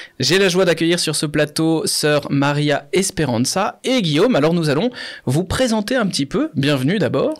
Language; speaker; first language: French; native; French